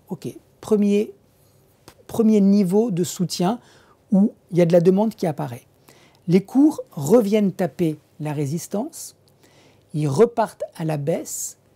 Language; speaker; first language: French; native; French